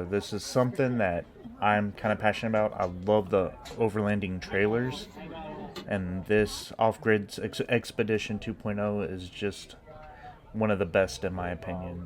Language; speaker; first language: English; native; English